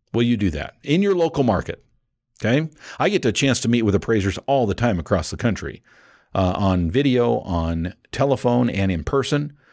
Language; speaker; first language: English; native; English